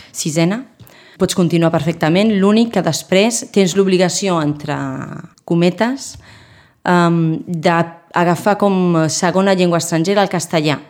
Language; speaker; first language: Catalan; non-native, local second language; Spanish